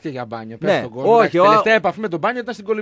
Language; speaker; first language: Greek; native; Greek